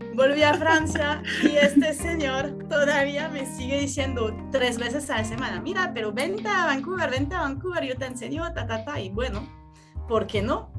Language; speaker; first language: Spanish; non-native, fluent; French